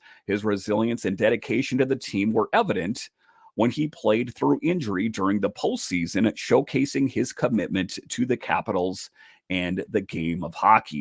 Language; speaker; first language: English; native; English